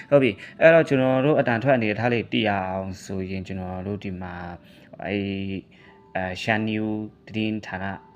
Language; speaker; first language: Burmese; non-native, local second language; Shan